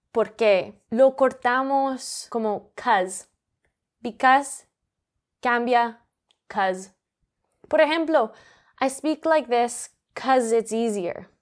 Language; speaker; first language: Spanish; non-native, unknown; English